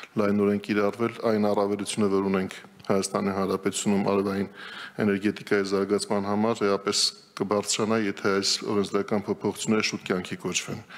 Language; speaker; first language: Armenian; native; Armenian